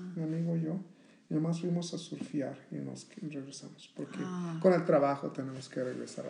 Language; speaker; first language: Spanish; early bilingual, heritage; Spanish